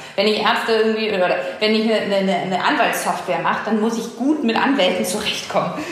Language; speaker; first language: German; native; German